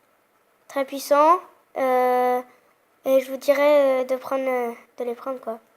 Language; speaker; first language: French; native; French